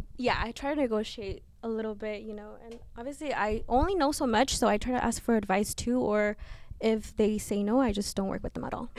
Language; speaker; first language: English; early bilingual, other home language; Spanish